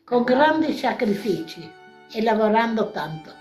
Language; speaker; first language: Italian; non-native, local second language; Venetian